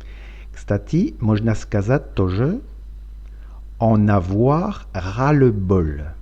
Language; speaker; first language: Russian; non-native, fluent; French